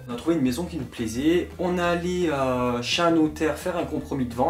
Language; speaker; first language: French; native; French